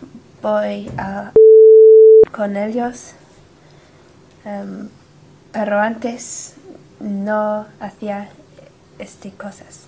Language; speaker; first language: Spanish; non-native, learner; English